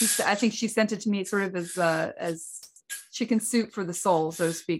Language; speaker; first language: English; native; English